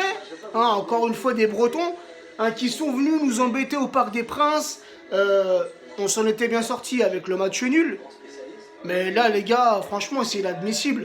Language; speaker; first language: French; native; French